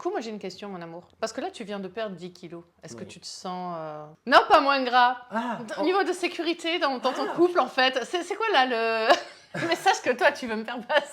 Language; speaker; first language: French; native; French